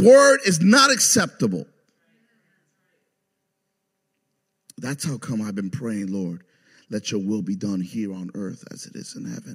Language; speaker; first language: English; native; English